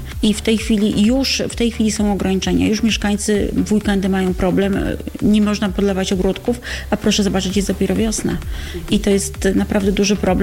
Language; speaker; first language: Polish; native; Polish